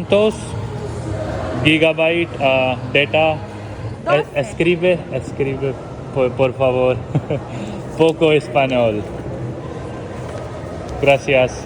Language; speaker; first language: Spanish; non-native, learner; Hindi